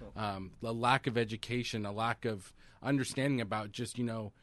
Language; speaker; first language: English; native; English